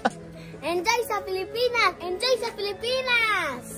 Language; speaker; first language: Filipino; non-native, learner; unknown